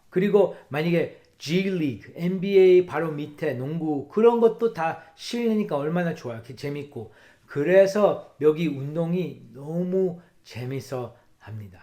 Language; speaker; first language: Korean; early bilingual, heritage; English